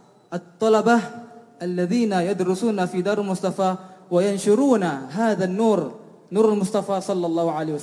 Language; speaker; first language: Arabic; non-native, learner; Indonesian